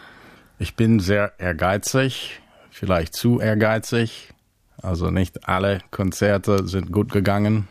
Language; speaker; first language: German; non-native, fluent; English